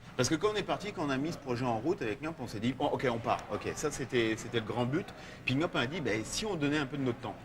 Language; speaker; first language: French; native; French